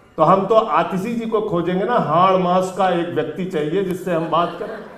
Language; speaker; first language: Hindi; native; Hindi